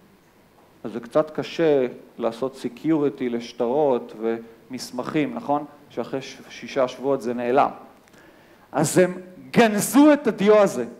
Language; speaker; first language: Hebrew; native; Hebrew